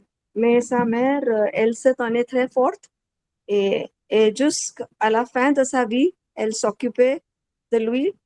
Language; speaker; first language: French; non-native, learner; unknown